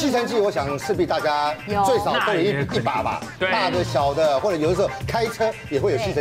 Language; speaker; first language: Chinese; native; Chinese